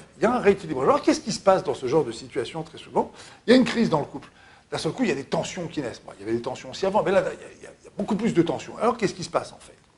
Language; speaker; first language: French; native; French